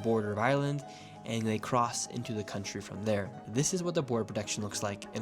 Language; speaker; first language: English; native; English